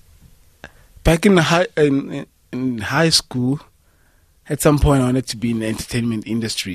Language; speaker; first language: English; non-native, local second language; Northern Sotho